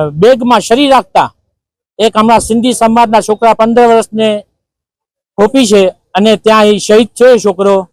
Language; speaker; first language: Gujarati; non-native, local second language; Sindhi